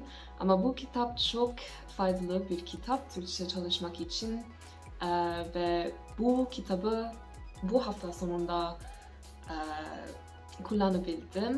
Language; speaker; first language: Turkish; non-native, learner; English